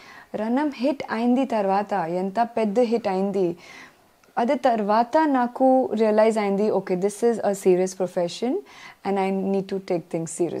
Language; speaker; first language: Telugu; non-native, learner; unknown